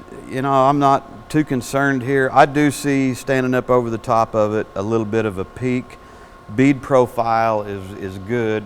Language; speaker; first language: English; native; English